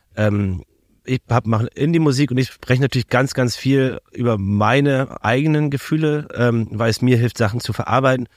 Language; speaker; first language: German; native; German